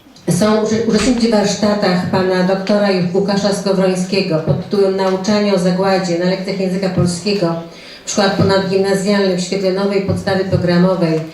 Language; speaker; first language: Polish; native; Polish